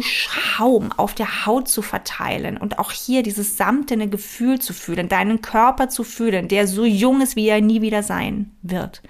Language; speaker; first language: German; native; German